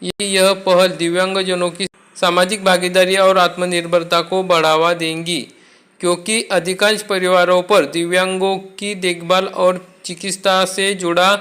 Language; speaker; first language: Hindi; non-native, local second language; Marathi